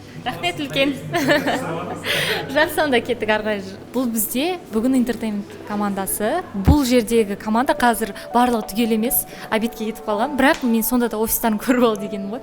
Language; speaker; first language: Kazakh; native; Kazakh